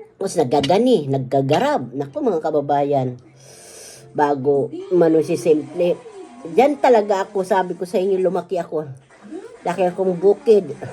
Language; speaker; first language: Filipino; non-native, local second language; Waray